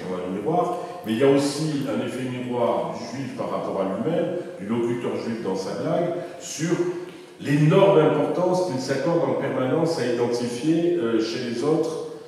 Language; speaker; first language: French; native; French